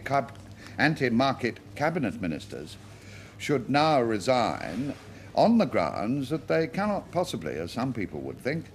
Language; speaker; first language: English; native; English